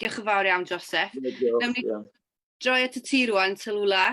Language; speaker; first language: Welsh; native; Welsh